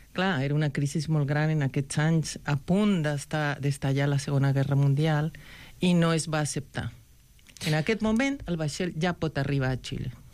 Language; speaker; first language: Catalan; non-native, fluent; Spanish